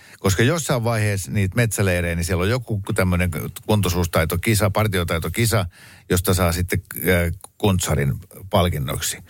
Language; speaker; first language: Finnish; native; Finnish